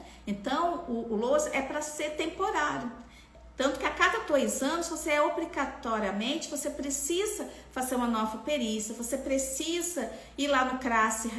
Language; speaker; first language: Portuguese; native; Portuguese